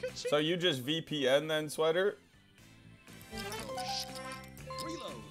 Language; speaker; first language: English; native; English